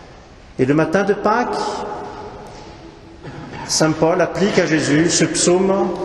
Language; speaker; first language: French; native; French